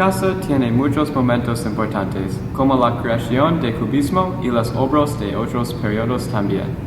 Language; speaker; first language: Spanish; non-native, learner; English